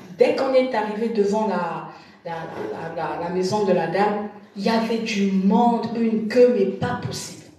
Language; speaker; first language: French; non-native, local second language; Lingala